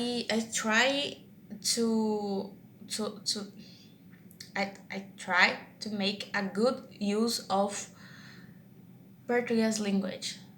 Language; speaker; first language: English; non-native, learner; Portuguese